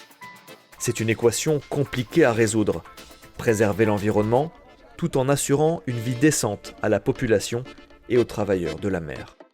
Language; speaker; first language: French; native; French